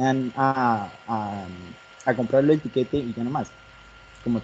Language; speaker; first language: Spanish; native; Spanish